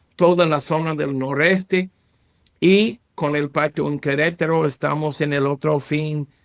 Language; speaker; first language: Spanish; non-native, learner; English